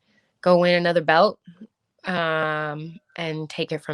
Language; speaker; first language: English; native; English